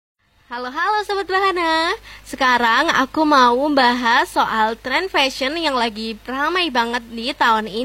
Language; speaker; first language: Indonesian; native; Indonesian